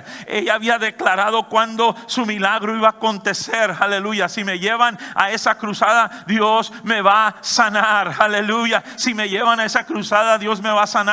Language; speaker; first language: Spanish; native; Spanish